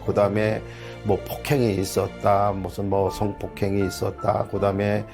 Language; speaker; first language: Korean; native; Korean